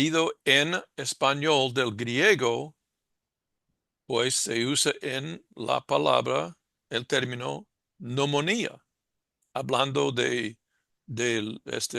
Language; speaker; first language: Spanish; non-native, fluent; English